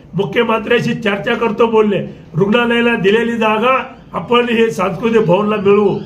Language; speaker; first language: Marathi; native; Marathi